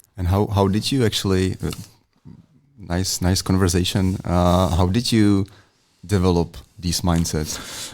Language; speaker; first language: English; non-native, fluent; Czech